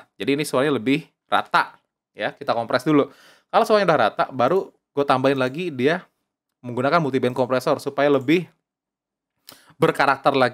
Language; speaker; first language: Indonesian; native; Indonesian